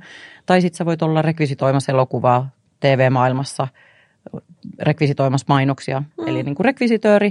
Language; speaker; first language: Finnish; native; Finnish